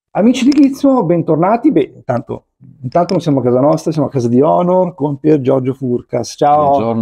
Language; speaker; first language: Italian; native; Italian